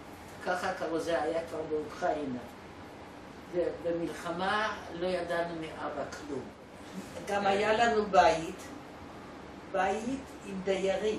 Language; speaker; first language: Hebrew; non-native, fluent; Polish